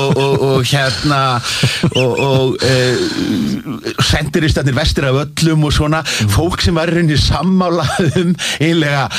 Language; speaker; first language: Icelandic; native; Icelandic